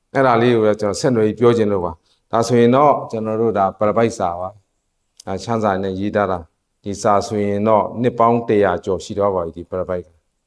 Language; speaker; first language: Burmese; non-native, local second language; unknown